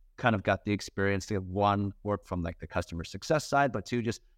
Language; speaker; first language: English; native; English